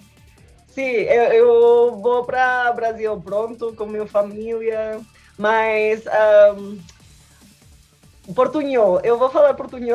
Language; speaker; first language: Portuguese; non-native, learner; Spanish